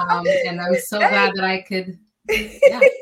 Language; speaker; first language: English; native; English